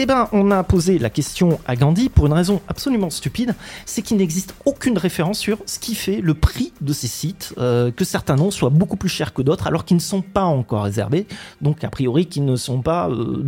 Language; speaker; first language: French; native; French